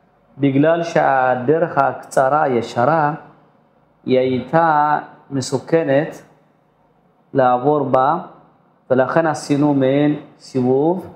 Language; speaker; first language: Hebrew; non-native, fluent; Amharic